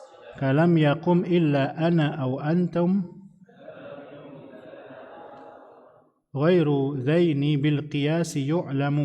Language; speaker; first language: Arabic; non-native, fluent; Indonesian